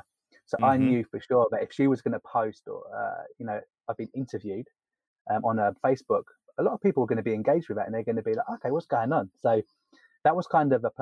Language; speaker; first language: English; native; English